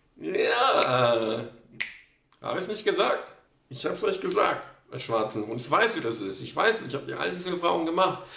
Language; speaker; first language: German; non-native, fluent; Polish